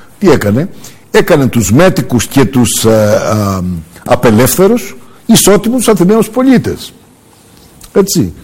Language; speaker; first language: Greek; early bilingual, heritage; Greek